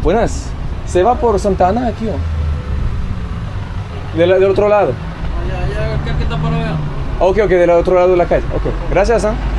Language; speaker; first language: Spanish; non-native, learner; French